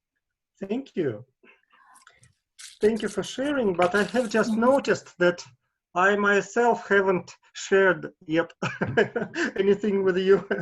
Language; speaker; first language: English; non-native, fluent; Russian